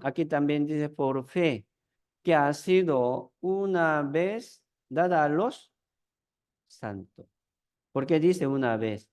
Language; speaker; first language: Spanish; non-native, fluent; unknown